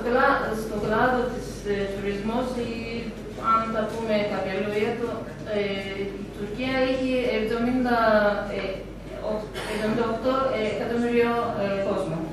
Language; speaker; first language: Greek; non-native, learner; Turkish